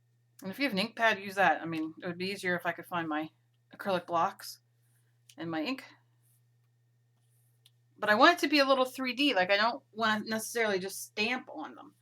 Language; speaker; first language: English; native; English